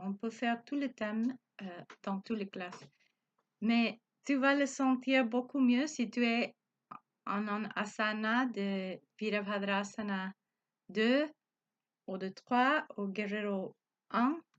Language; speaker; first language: French; non-native, learner; Spanish